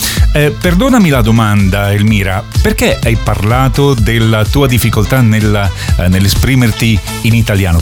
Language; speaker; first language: Italian; native; Italian